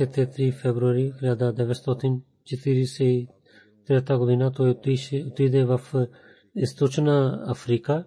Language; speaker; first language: Bulgarian; non-native, fluent; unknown